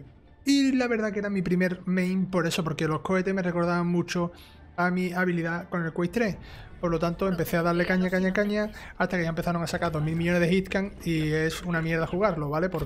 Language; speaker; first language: Spanish; native; Spanish